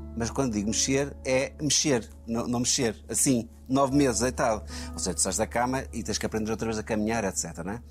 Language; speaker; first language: Portuguese; native; Portuguese